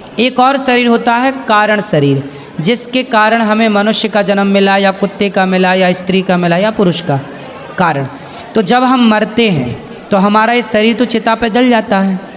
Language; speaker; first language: Hindi; native; Hindi